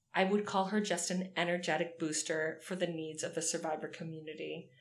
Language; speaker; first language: English; native; English